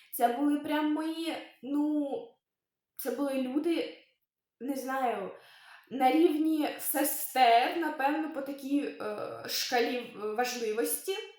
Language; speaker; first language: Ukrainian; native; Ukrainian